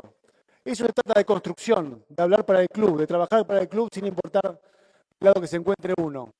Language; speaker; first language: Spanish; native; Spanish